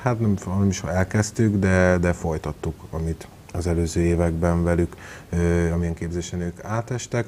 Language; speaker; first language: Hungarian; native; Hungarian